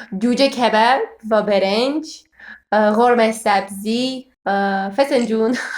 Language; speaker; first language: Persian; non-native, fluent; Armenian